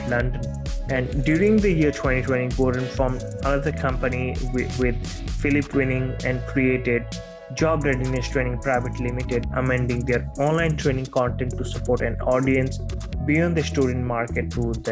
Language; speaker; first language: English; non-native, fluent; Nepali